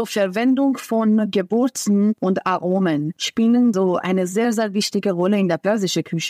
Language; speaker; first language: German; non-native, fluent; Persian